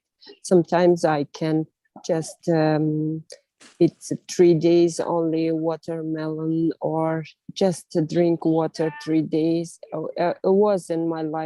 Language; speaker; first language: English; non-native, learner; Russian